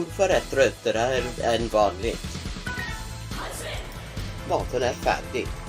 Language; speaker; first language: Swedish; non-native, learner; English